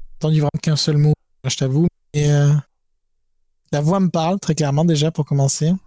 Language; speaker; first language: French; native; French